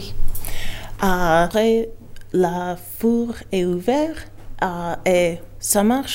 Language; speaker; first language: French; non-native, learner; English